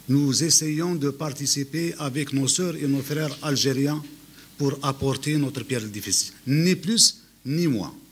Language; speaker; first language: French; non-native, local second language; Arabic